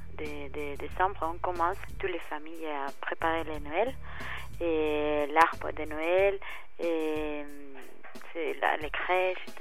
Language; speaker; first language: French; non-native, learner; Spanish